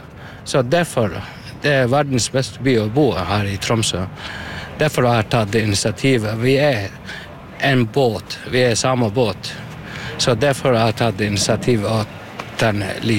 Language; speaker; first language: Norwegian; non-native, learner; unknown